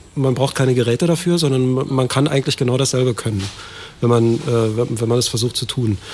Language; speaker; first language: German; native; German